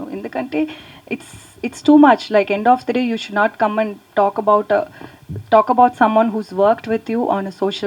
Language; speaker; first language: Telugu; non-native, learner; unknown